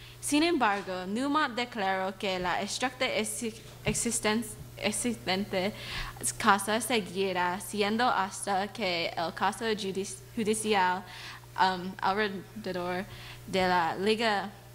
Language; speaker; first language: Spanish; non-native, learner; English